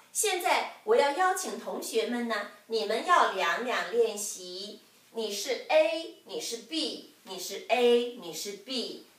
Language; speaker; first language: Chinese; native; Chinese